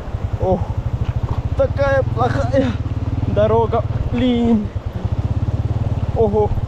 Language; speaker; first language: Russian; non-native, learner; Pashto